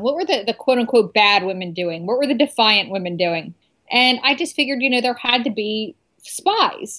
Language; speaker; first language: English; native; English